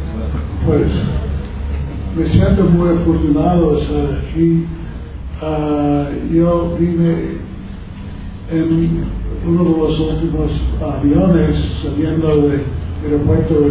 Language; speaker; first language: Spanish; non-native, learner; English